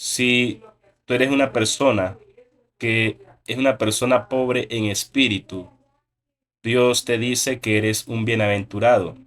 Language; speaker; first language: Spanish; native; Spanish